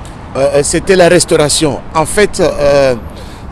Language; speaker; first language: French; non-native, local second language; Lingala